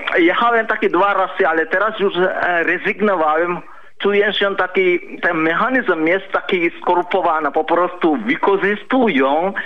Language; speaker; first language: Polish; non-native, fluent; Sinhala